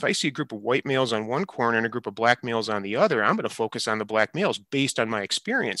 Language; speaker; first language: English; native; English